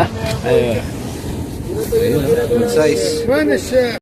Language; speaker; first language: Arabic; non-native, learner; Filipino